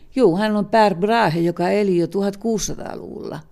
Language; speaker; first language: Finnish; native; Finnish